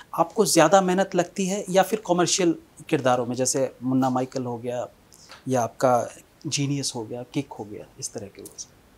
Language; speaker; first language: Hindi; native; Hindi